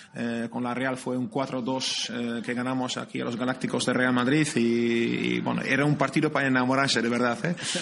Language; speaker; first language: Spanish; non-native, fluent; Dutch